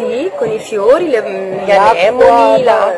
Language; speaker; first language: Italian; native; Italian